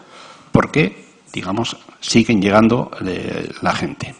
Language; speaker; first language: Spanish; native; Spanish